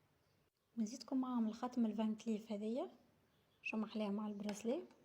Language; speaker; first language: Arabic; native; Arabic